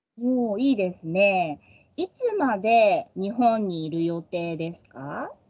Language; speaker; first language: Japanese; native; Japanese